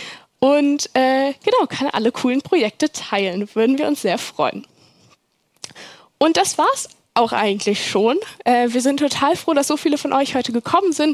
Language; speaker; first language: German; native; German